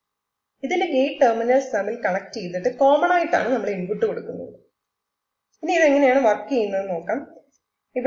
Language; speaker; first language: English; non-native, local second language; Malayalam